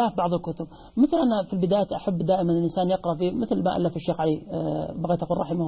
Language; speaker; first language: Arabic; native; Arabic